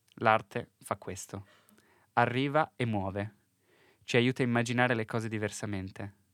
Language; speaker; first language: Italian; native; Italian